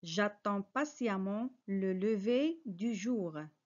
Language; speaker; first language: French; non-native, local second language; Arabic